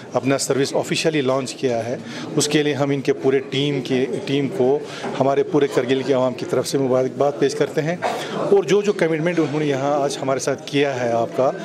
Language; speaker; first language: Hindi; non-native, local second language; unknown